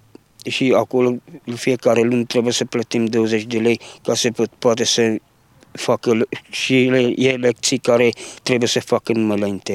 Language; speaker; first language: Romanian; non-native, local second language; Hungarian